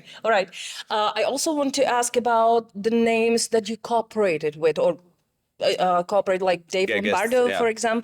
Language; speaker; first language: English; non-native, fluent; Czech